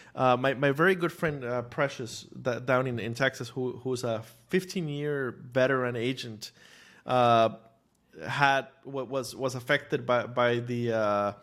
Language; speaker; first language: English; non-native, fluent; Spanish